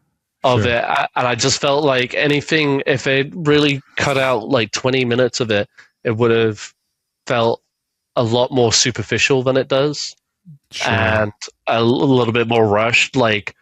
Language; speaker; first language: English; native; English